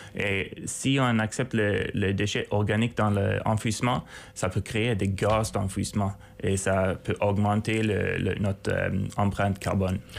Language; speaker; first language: French; non-native, fluent; Swedish